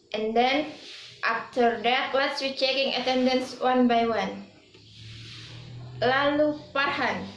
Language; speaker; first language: English; non-native, learner; Indonesian